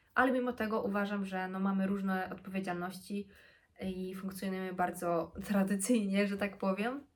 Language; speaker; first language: Polish; early bilingual, heritage; Polish